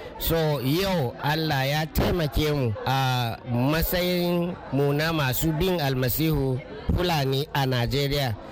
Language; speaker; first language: Hausa; non-native, local second language; Fula